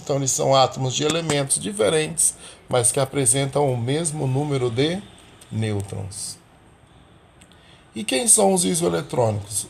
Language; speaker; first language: Portuguese; native; Portuguese